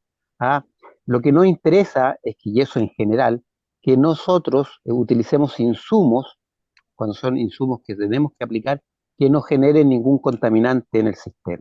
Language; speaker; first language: Spanish; native; Spanish